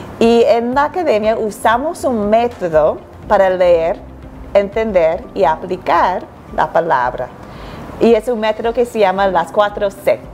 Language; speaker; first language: Spanish; non-native, fluent; English